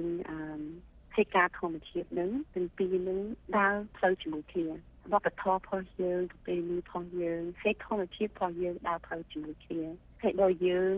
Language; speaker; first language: Khmer; early bilingual, heritage; Khmer